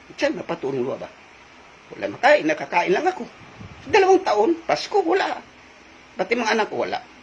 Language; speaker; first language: Filipino; non-native, local second language; Cebuano